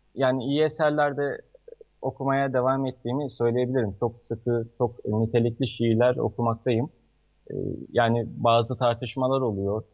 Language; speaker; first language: Turkish; native; Turkish